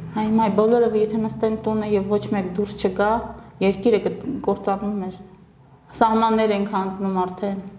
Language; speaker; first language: Armenian; native; Armenian